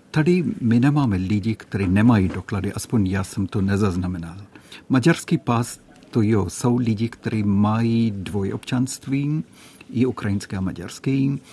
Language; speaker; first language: Czech; non-native, fluent; Malayalam